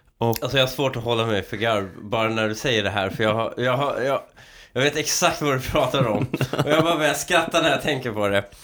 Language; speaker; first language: Swedish; early bilingual, other home language; Persian